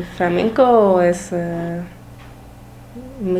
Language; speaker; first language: Spanish; non-native, learner; Italian